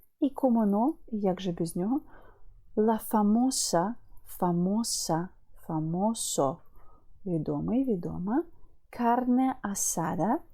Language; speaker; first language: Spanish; non-native, fluent; Ukrainian